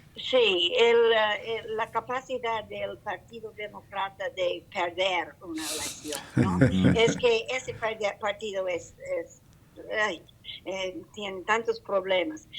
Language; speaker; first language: Spanish; non-native, learner; English